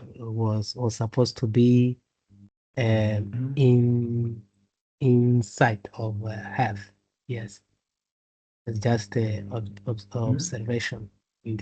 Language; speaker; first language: English; non-native, learner; Portuguese